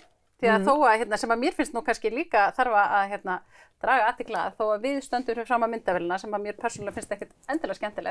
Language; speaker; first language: Icelandic; native; Icelandic